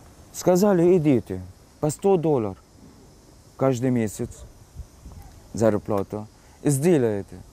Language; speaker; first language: Russian; non-native, learner; Arabic